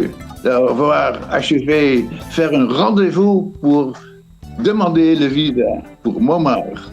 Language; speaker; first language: French; non-native, fluent; Dutch